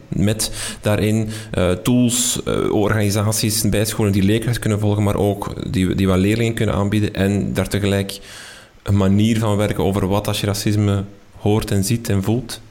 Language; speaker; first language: Dutch; native; Dutch